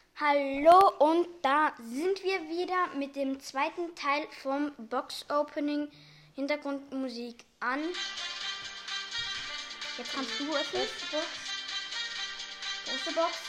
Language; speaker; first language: German; native; German